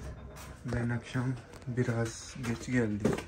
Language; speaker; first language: Turkish; non-native, learner; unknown